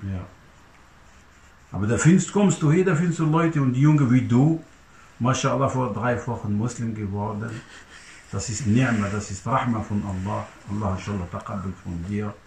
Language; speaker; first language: German; non-native, learner; Turkish